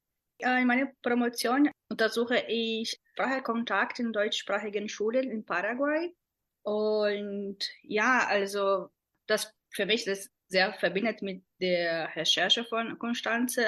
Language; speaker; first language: German; non-native, fluent; Portuguese